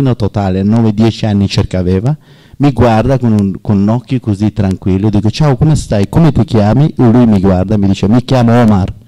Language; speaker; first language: Italian; non-native, learner; Persian